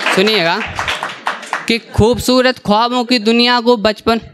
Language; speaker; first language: Hindi; native; Hindi